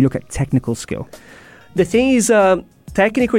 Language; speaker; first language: English; non-native, fluent; Portuguese